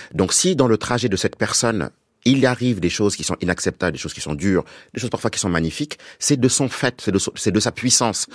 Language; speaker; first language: French; non-native, local second language; Wolof